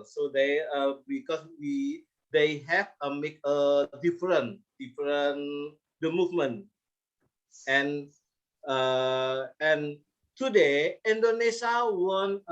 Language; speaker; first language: English; non-native, learner; Indonesian